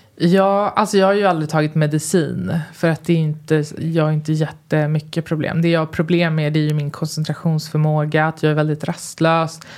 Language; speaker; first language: Swedish; early bilingual, other home language; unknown